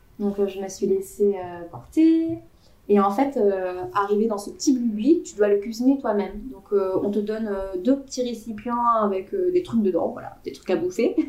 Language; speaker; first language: French; native; French